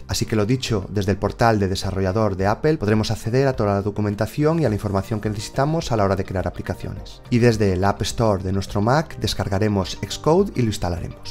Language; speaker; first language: Spanish; native; Spanish